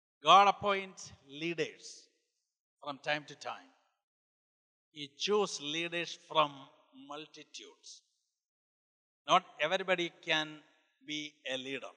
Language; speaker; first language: English; non-native, local second language; Malayalam